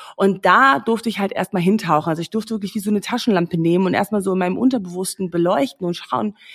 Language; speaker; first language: German; non-native, fluent; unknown